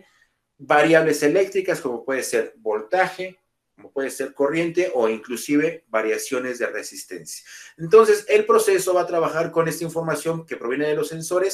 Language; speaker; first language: Spanish; native; Spanish